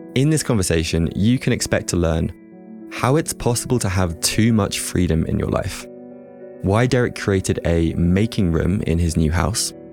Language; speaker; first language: English; native; English